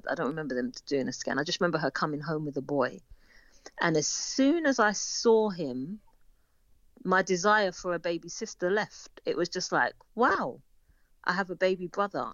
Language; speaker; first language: English; native; English